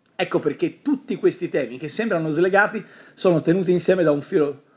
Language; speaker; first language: Italian; native; Italian